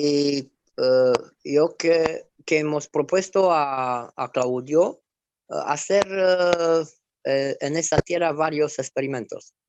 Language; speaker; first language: Spanish; non-native, fluent; Romanian